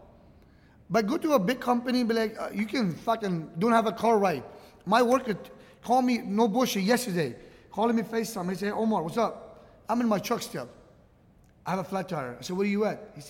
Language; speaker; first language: English; early bilingual, other home language; Arabic